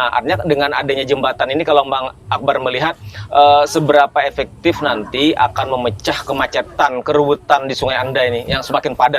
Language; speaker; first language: Indonesian; native; Indonesian